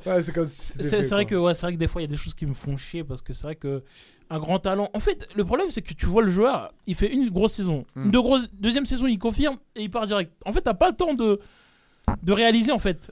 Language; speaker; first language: French; native; French